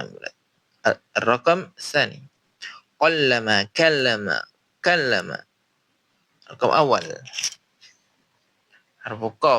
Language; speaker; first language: Arabic; non-native, fluent; Indonesian